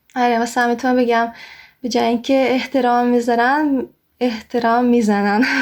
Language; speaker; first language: Persian; non-native, fluent; Russian